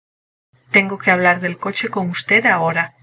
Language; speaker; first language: Spanish; non-native, learner; English